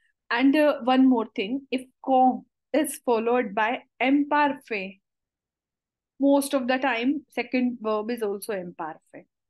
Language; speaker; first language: English; non-native, local second language; Hindi